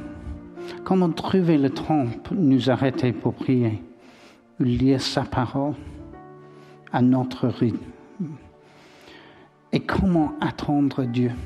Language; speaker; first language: French; non-native, learner; English